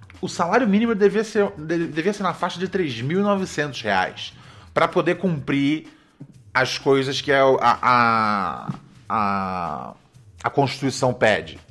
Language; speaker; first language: Portuguese; native; Portuguese